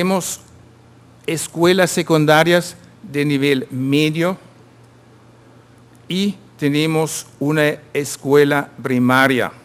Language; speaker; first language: Spanish; non-native, fluent; German